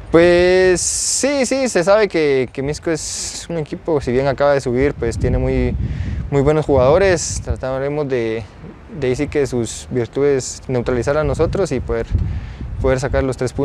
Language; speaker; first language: Spanish; native; Spanish